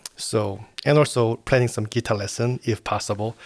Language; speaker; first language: English; non-native, fluent; Korean